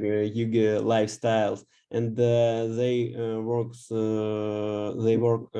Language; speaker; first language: English; non-native, learner; Russian